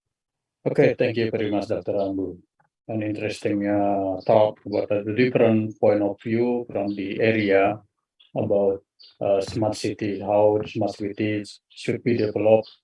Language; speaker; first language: English; non-native, fluent; Indonesian